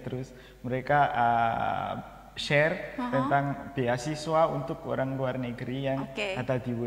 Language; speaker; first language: Indonesian; non-native, fluent; Malagasy